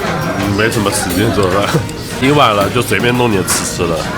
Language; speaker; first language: Chinese; native; Chinese